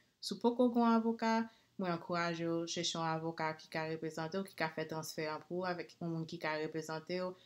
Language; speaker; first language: Haitian Creole; early bilingual, heritage; English